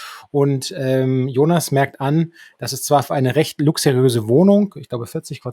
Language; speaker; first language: German; native; German